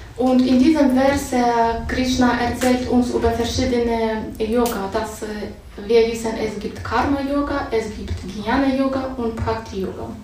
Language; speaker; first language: German; non-native, fluent; Russian